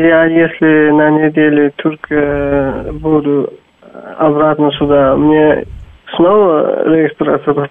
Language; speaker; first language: Russian; non-native, learner; Tajik